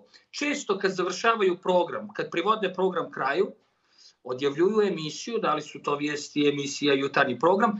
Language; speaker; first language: Serbian; native; Serbian